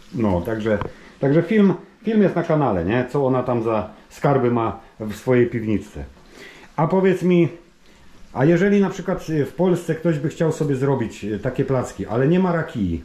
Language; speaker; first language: Polish; native; Polish